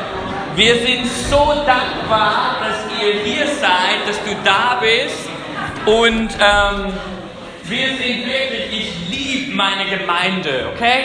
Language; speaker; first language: German; non-native, fluent; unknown